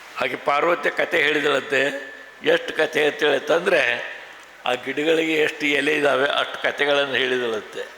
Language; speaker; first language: Kannada; native; Kannada